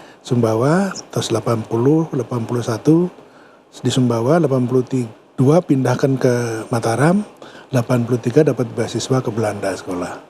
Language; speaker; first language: Indonesian; native; Indonesian